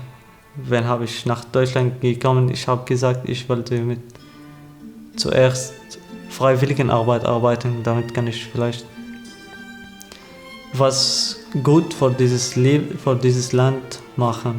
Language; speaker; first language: German; non-native, learner; Arabic